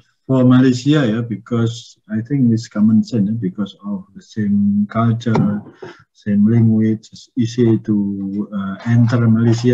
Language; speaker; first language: English; non-native, learner; Indonesian